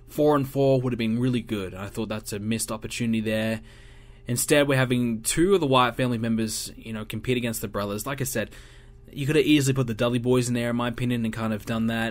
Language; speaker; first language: English; native; English